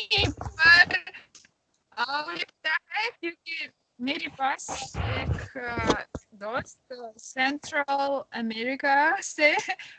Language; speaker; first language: Hindi; non-native, learner; Russian